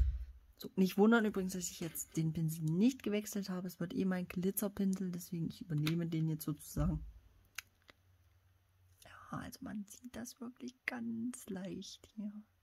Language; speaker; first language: German; native; German